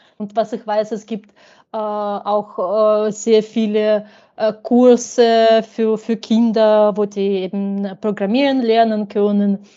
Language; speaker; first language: German; non-native, fluent; Ukrainian